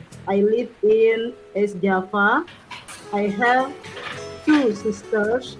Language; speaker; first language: English; non-native, learner; Indonesian